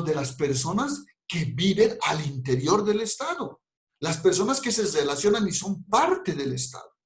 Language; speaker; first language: Spanish; native; Spanish